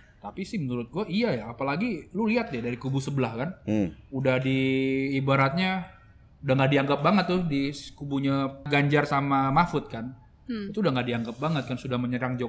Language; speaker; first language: Indonesian; native; Indonesian